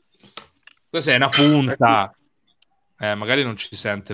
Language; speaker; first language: Italian; native; Italian